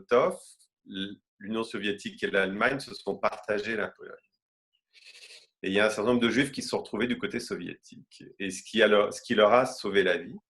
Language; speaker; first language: French; native; French